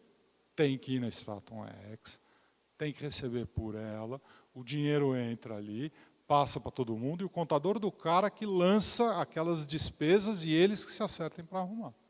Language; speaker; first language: Portuguese; native; Portuguese